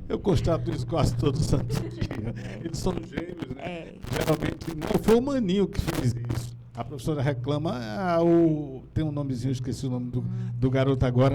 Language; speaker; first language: Portuguese; native; Portuguese